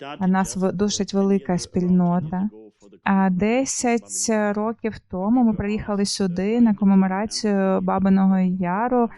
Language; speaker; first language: Ukrainian; non-native, learner; German